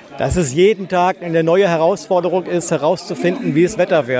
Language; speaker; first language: German; native; German